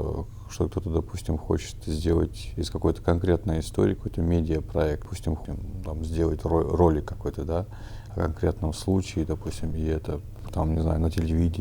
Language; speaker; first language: Russian; non-native, local second language; Chechen